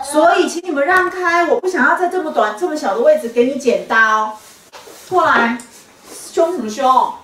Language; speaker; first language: Chinese; native; Chinese